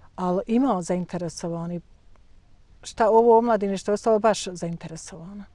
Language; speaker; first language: Croatian; native; Croatian